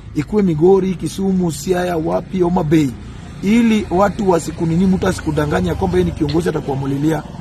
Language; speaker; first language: Swahili; non-native, local second language; Luo (Kenya and Tanzania)